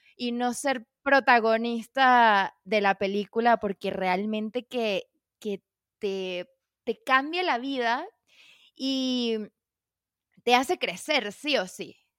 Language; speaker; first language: Spanish; native; Spanish